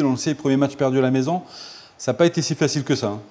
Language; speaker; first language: French; native; French